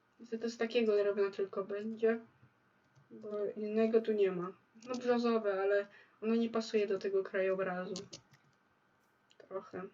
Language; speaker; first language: Polish; native; Polish